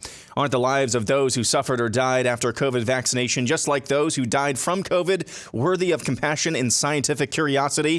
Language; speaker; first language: English; native; English